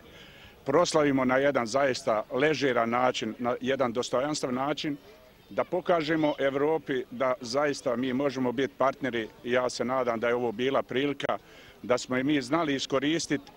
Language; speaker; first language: Bosnian; native; Bosnian